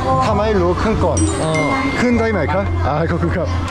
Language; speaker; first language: Thai; non-native, learner; Korean